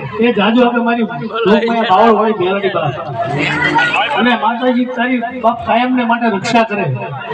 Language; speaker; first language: Gujarati; native; Gujarati